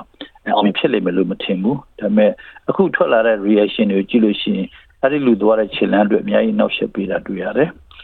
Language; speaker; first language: Burmese; non-native, local second language; Karen languages